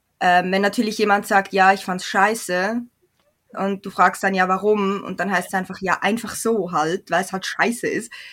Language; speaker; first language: German; native; German